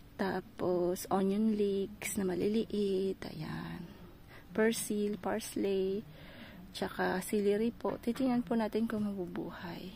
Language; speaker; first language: Filipino; non-native, local second language; Bikol